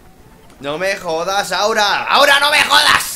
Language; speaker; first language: Spanish; native; Spanish